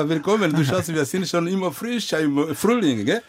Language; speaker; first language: German; non-native, fluent; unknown